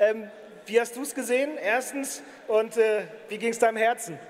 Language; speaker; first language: German; native; German